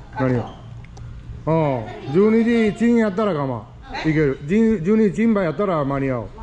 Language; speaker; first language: Japanese; native; Japanese